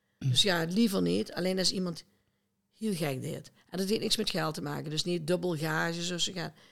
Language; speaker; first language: Dutch; native; Dutch